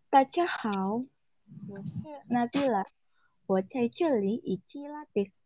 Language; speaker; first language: Chinese; non-native, learner; Indonesian